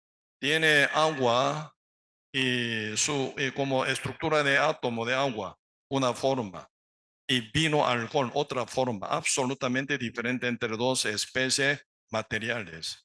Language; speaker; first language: Spanish; non-native, learner; Korean